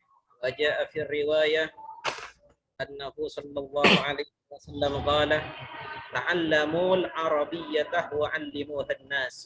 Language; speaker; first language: Arabic; non-native, fluent; Malay